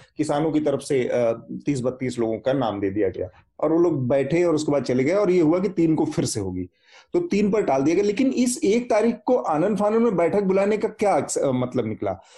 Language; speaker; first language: Hindi; native; Hindi